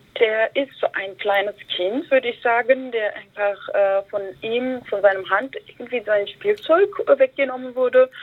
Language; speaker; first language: German; early bilingual, other home language; Kurdish